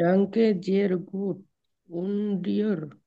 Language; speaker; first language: German; non-native, learner; Bangla